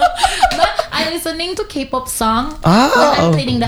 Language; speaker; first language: English; non-native, learner; Indonesian